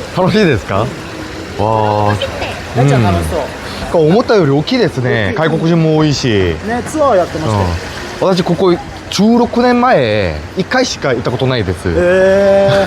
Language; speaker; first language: Japanese; non-native, fluent; Korean